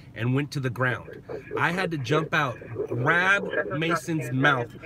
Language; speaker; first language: English; native; English